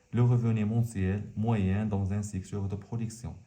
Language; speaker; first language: French; non-native, local second language; Arabic